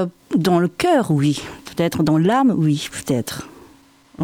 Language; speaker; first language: French; non-native, fluent; Japanese